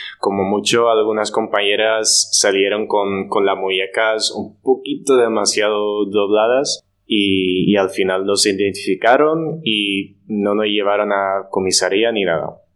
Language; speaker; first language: Spanish; non-native, fluent; Dutch